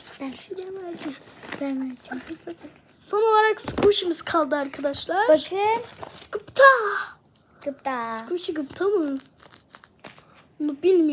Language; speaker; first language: Turkish; native; Turkish